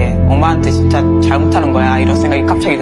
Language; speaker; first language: Korean; non-native, fluent; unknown